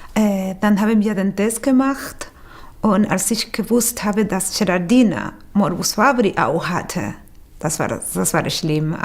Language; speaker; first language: German; non-native, fluent; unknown